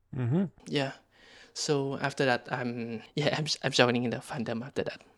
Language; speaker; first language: English; non-native, learner; Vietnamese